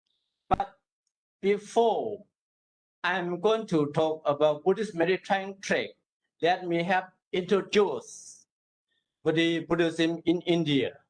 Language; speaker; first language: English; non-native, learner; Burmese